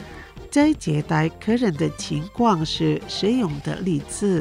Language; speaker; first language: Chinese; early bilingual, heritage; Chinese